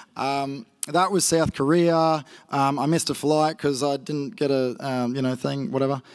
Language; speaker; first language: English; native; English